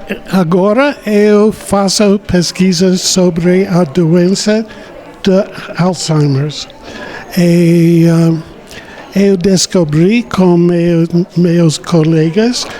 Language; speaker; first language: Portuguese; non-native, learner; English